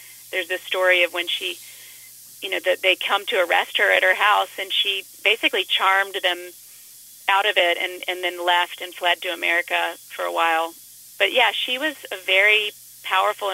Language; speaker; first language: English; native; English